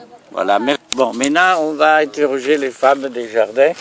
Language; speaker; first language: French; non-native, fluent; Italian